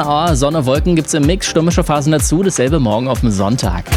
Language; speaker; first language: German; native; German